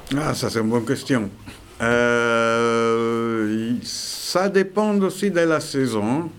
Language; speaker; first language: French; non-native, fluent; Italian